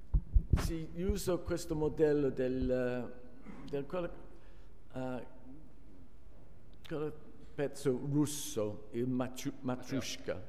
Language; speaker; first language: Italian; non-native, fluent; English